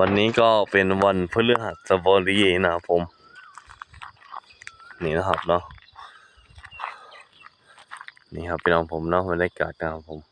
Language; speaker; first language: Thai; non-native, local second language; Northeastern Thai